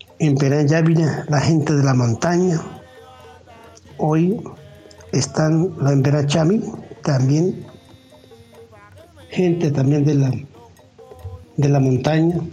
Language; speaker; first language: Spanish; non-native, local second language; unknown